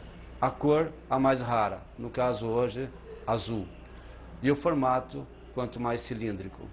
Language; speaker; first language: Portuguese; native; Portuguese